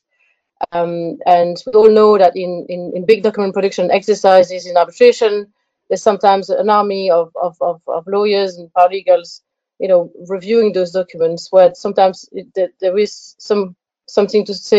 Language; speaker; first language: English; non-native, fluent; French